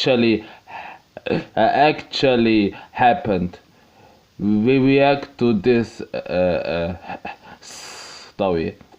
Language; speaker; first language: English; non-native, learner; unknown